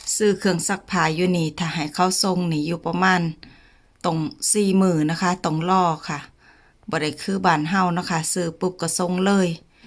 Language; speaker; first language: Thai; native; Thai